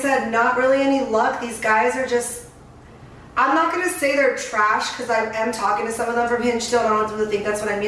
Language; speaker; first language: English; native; English